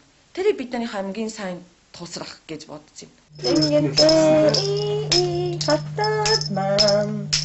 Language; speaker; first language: Mongolian; non-native, learner; Japanese